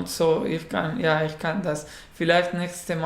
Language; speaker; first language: German; non-native, learner; Pashto